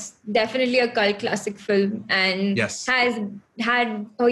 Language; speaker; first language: English; non-native, local second language; Konkani